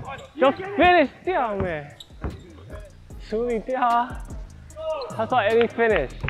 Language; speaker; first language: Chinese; early bilingual, heritage; English